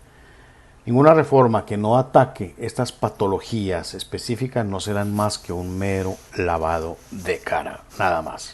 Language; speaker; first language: Spanish; native; Spanish